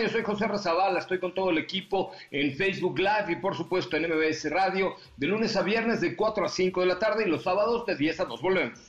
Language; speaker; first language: Spanish; native; Spanish